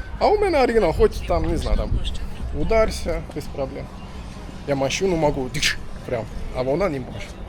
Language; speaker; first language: Ukrainian; non-native, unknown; Turkish